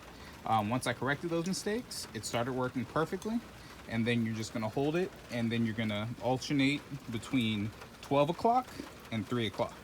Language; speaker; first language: English; native; English